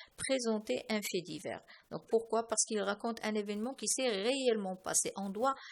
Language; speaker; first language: French; non-native, local second language; Arabic